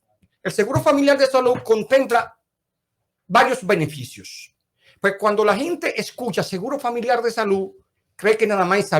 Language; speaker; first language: Spanish; native; Spanish